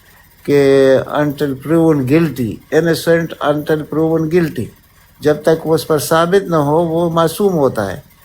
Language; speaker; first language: Urdu; native; Urdu